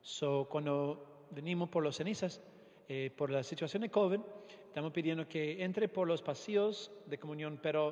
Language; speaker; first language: Spanish; non-native, fluent; English